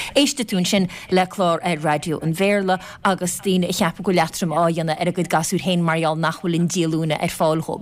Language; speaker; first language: Irish; native; Irish